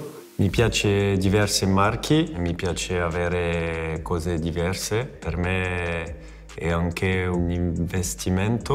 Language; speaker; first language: Italian; non-native, fluent; French